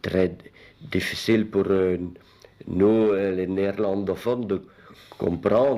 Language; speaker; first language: French; non-native, local second language; Dutch